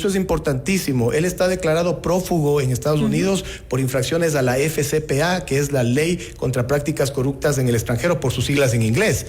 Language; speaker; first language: Spanish; native; Spanish